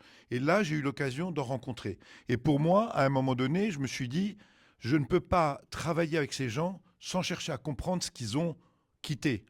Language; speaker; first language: French; native; French